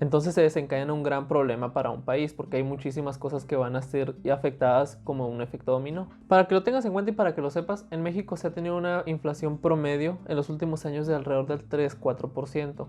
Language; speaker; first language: Spanish; native; Spanish